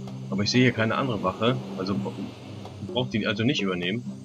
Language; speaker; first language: German; native; German